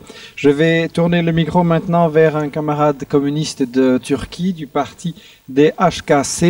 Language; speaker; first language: French; native; French